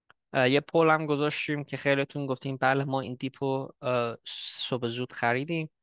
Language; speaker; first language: Persian; early bilingual, heritage; Persian